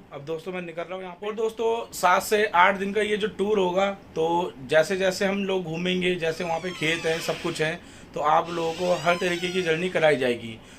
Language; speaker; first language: Hindi; native; Hindi